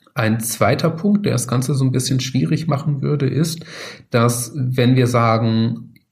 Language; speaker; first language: German; native; German